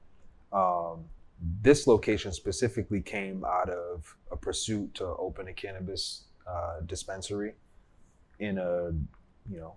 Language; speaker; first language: English; native; English